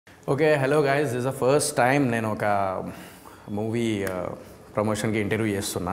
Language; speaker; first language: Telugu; native; Telugu